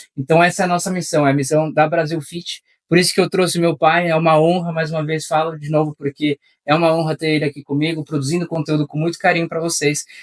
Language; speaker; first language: Portuguese; early bilingual, other home language; Spanish